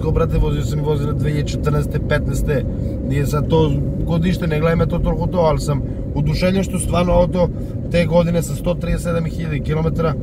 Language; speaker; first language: Serbian; native; Serbian